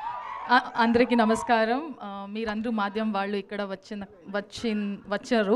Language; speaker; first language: Telugu; non-native, learner; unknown